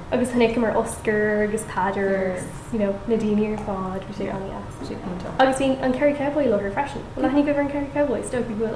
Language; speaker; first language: Irish; non-native, local second language; English